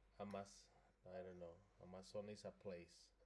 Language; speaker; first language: English; non-native, learner; Spanish